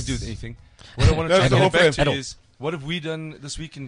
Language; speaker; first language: English; native; English